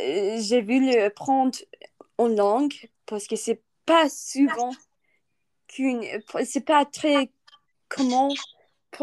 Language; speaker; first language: French; non-native, learner; English